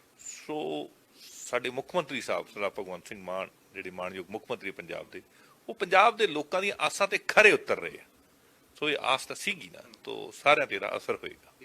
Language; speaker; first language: Punjabi; native; Punjabi